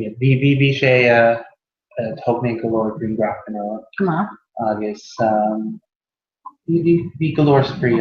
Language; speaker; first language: Irish; non-native, learner; English